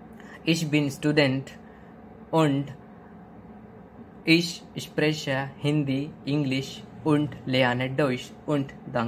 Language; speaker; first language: German; non-native, learner; Hindi